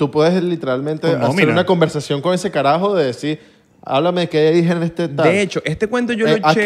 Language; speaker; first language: Spanish; native; Spanish